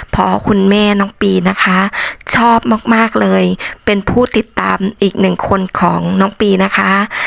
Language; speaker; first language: Thai; non-native, local second language; Khmer